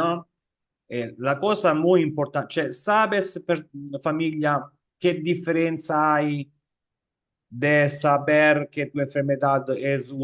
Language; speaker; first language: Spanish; non-native, fluent; Italian